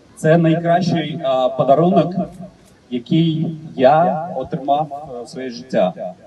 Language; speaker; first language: Ukrainian; non-native, learner; Russian